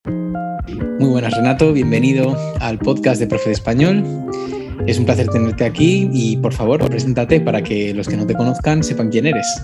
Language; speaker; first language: Spanish; native; Spanish